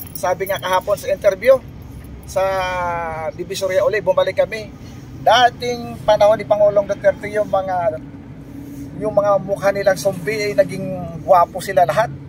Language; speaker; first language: Filipino; native; Filipino